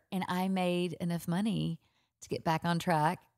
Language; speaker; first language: English; native; English